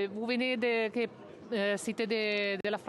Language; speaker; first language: French; non-native, learner; Italian